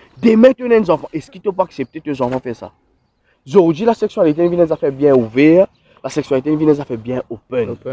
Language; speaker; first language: French; non-native, local second language; Morisyen